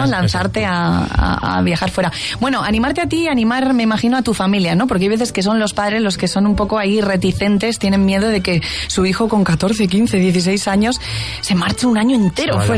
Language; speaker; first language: Spanish; native; Spanish